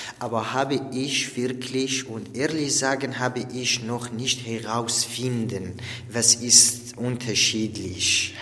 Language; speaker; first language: German; non-native, learner; Arabic